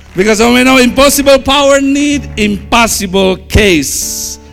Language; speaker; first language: English; non-native, fluent; Indonesian